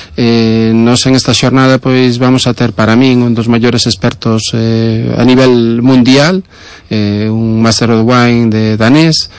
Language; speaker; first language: Galician; native; Galician